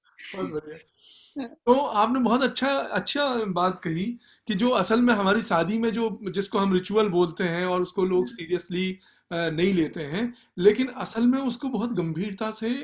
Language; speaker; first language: Hindi; native; Hindi